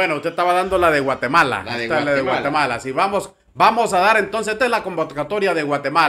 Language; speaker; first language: Spanish; native; Spanish